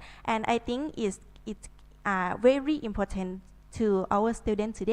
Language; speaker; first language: English; non-native, learner; Thai